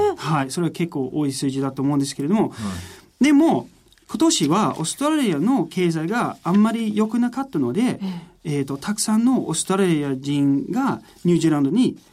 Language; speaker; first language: Japanese; non-native, fluent; English